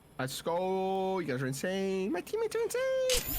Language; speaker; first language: English; native; English